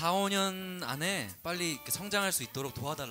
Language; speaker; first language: Korean; native; Korean